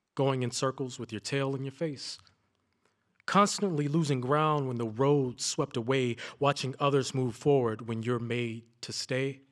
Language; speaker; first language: English; native; English